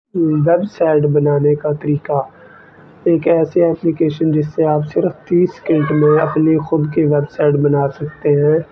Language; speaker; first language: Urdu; non-native, local second language; Punjabi